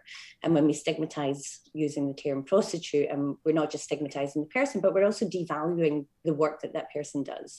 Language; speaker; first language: English; native; English